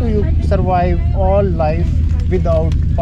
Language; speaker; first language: English; non-native, learner; Urdu